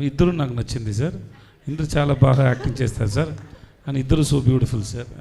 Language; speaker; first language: Telugu; non-native, learner; Tamil